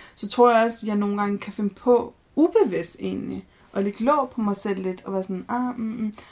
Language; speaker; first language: Danish; native; Danish